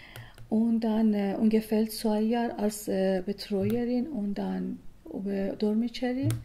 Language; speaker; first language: German; non-native, learner; Persian